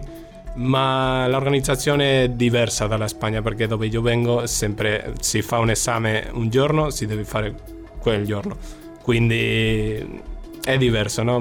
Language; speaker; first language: Italian; non-native, fluent; Spanish